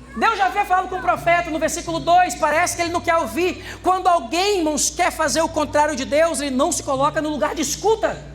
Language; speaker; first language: Portuguese; native; Portuguese